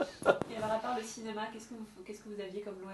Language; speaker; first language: French; native; French